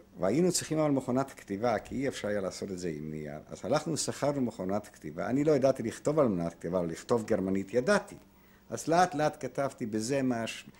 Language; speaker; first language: Hebrew; non-native, fluent; Polish